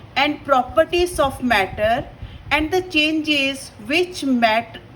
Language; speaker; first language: English; non-native, local second language; Punjabi